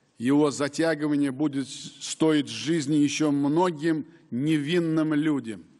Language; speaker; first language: Russian; non-native, local second language; Uzbek